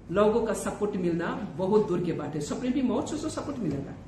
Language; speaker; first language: Hindi; non-native, local second language; Bangla